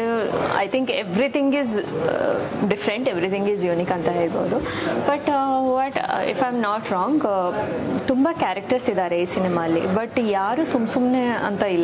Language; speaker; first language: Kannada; non-native, local second language; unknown